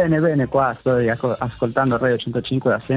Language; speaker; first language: Italian; non-native, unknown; Spanish